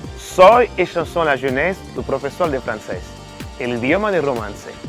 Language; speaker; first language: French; non-native, fluent; Spanish